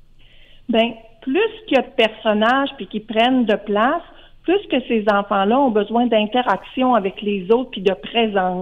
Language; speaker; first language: French; native; French